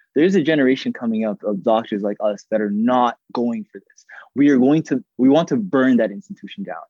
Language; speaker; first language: English; native; English